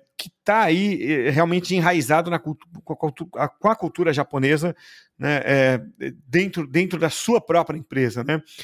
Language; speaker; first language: Portuguese; native; Portuguese